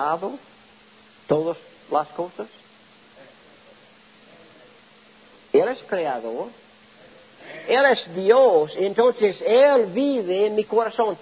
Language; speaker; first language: Spanish; non-native, learner; English